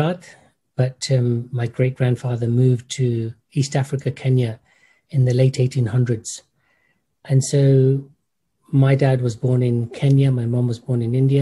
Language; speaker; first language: English; native; English